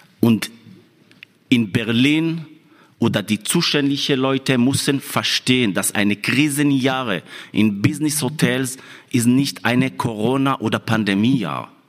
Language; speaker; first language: German; non-native, fluent; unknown